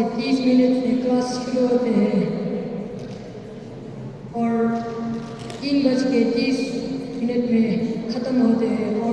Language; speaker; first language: Hindi; non-native, local second language; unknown